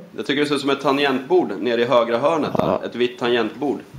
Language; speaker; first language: Swedish; native; Swedish